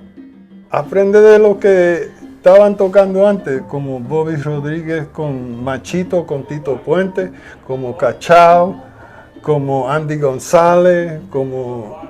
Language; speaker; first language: Spanish; early bilingual, heritage; Spanish